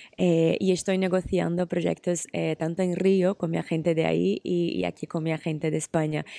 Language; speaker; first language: Spanish; non-native, fluent; Portuguese